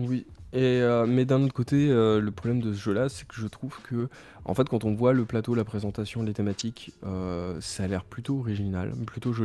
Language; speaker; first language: French; native; French